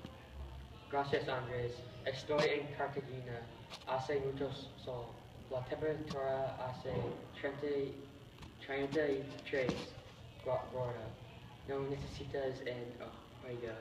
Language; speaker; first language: Spanish; non-native, learner; English